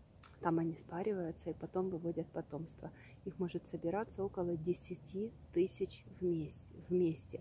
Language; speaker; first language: Russian; native; Russian